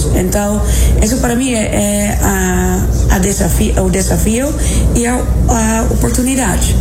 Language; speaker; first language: Portuguese; non-native, fluent; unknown